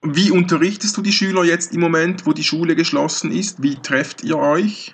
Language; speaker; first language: German; native; German